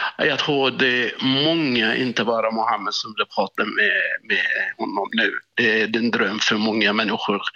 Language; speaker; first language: Swedish; non-native, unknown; Arabic